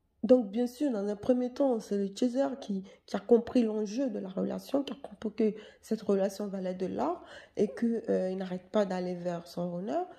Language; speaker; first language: French; native; French